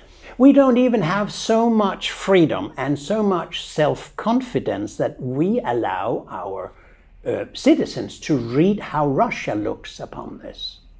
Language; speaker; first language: English; non-native, fluent; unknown